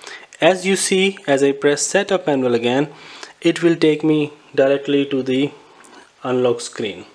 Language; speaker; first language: English; non-native, fluent; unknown